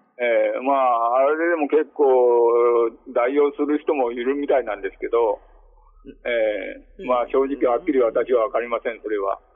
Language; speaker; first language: Japanese; native; Japanese